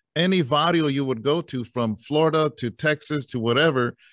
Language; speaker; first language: English; native; English